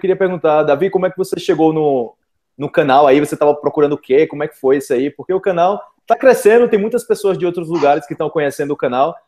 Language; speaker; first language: Portuguese; native; Portuguese